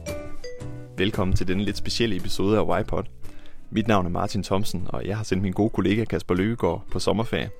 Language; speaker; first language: Danish; native; Danish